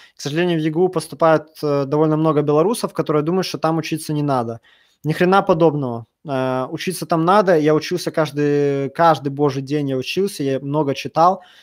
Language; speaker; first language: Russian; native; Russian